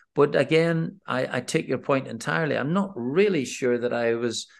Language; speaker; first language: English; native; English